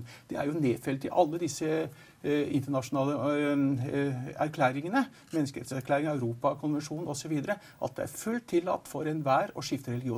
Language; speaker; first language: Norwegian; native; Norwegian